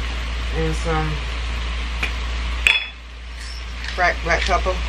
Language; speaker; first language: English; native; English